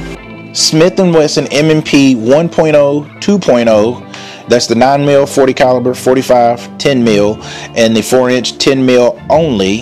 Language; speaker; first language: English; native; English